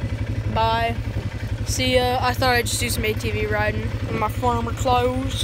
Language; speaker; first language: English; native; English